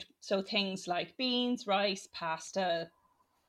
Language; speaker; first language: English; native; English